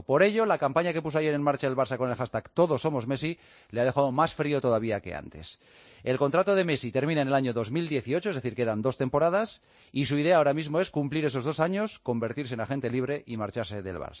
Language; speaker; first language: Spanish; native; Spanish